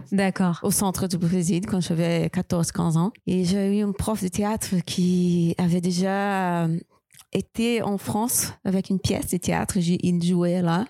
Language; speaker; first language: French; non-native, fluent; Portuguese